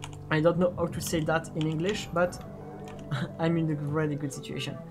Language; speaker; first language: English; non-native, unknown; French